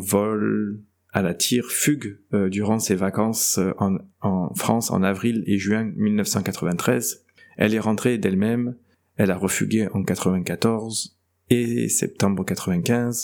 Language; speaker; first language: French; native; French